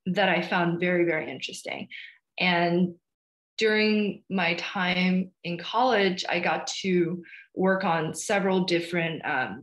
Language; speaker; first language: English; early bilingual, other home language; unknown